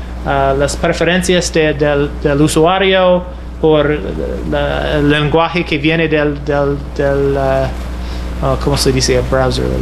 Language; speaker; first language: Spanish; non-native, fluent; English